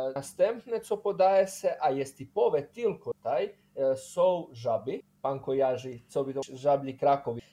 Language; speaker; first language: Polish; non-native, learner; Croatian